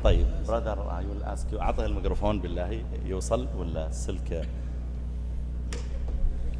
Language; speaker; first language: Arabic; native; Arabic